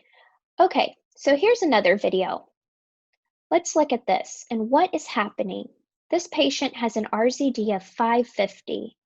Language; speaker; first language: English; native; English